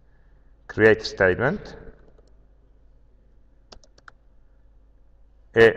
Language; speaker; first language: Italian; native; Italian